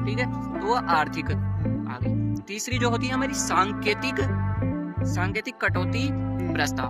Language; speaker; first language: Hindi; native; Hindi